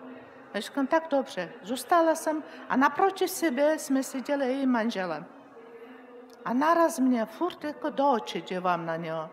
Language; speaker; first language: Czech; non-native, learner; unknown